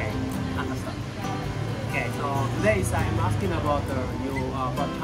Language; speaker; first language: English; non-native, learner; Japanese